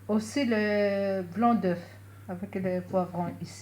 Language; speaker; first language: French; non-native, local second language; Arabic